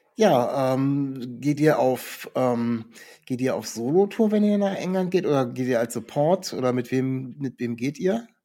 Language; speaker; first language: German; native; German